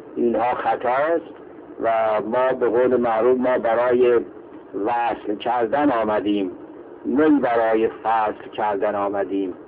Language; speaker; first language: Persian; non-native, local second language; Azerbaijani